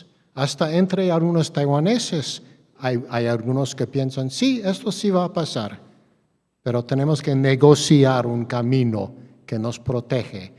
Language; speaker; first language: Spanish; non-native, fluent; English